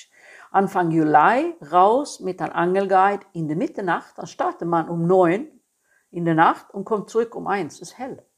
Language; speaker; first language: German; non-native, fluent; Swedish